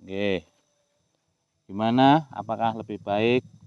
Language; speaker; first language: Indonesian; native; Indonesian